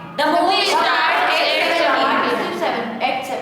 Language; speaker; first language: English; non-native, learner; Hindi